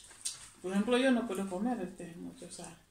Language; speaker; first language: Spanish; non-native, learner; Indonesian